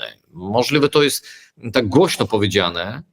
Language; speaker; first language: Polish; early bilingual, heritage; Polish